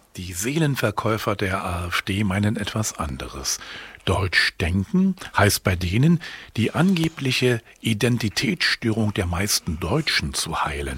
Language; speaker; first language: German; native; German